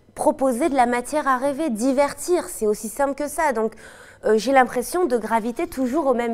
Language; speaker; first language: French; native; French